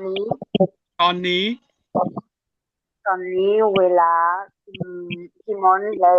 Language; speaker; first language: Thai; non-native, learner; Burmese